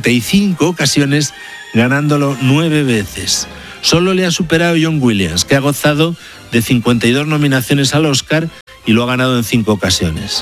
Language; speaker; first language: Spanish; native; Spanish